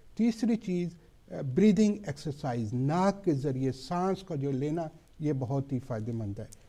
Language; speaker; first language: Urdu; native; Urdu